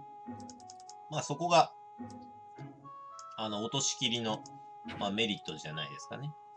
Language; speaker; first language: Japanese; native; Japanese